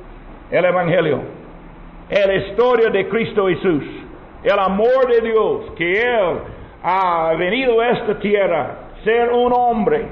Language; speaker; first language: Spanish; non-native, learner; English